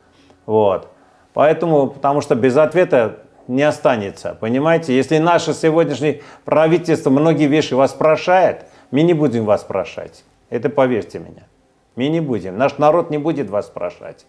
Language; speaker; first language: Russian; non-native, fluent; Armenian